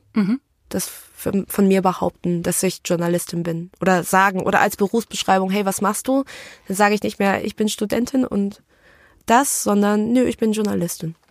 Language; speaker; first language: German; early bilingual, other home language; Vietnamese